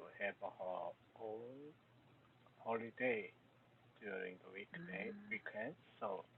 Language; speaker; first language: English; non-native, learner; Korean